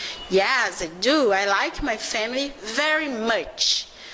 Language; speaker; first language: English; non-native, fluent; Portuguese